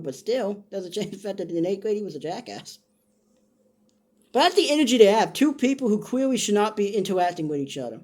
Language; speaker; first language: English; native; English